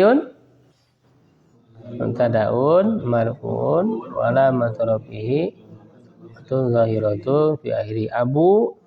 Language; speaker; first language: Arabic; non-native, fluent; Indonesian